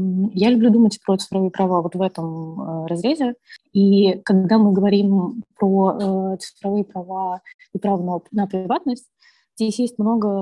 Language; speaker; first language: Russian; native; Russian